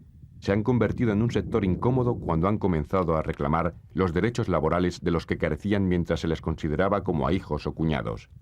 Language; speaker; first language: Spanish; native; Spanish